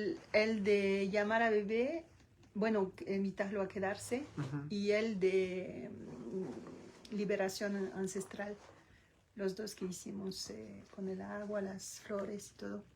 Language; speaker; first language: Spanish; non-native, learner; French